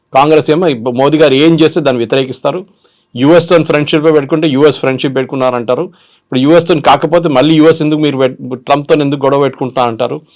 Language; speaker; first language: Telugu; non-native, local second language; Malayalam